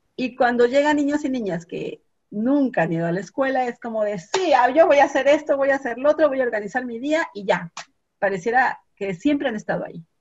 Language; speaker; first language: Spanish; native; Spanish